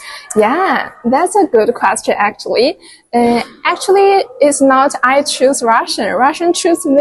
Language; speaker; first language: English; non-native, fluent; Chinese